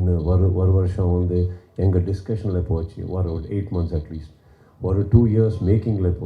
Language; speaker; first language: Tamil; non-native, local second language; Kannada